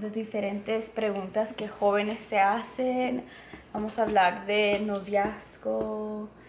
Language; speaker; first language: Spanish; early bilingual, heritage; Spanish